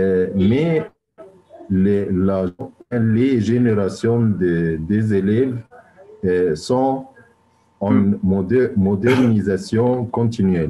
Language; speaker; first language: French; non-native, fluent; Arabic